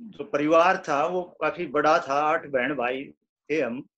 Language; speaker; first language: Hindi; native; Hindi